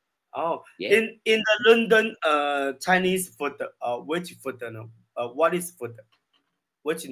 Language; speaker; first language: English; non-native, learner; Chinese